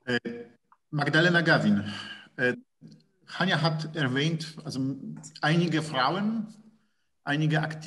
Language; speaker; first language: German; non-native, fluent; Polish